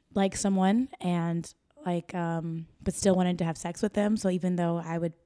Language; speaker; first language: English; native; English